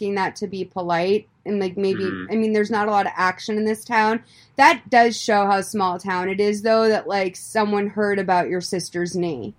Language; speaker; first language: English; native; English